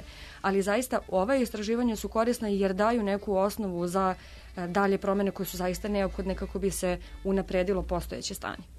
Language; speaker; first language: Serbian; native; Serbian